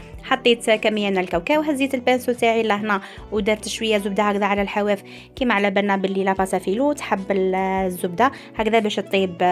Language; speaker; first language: Arabic; native; Arabic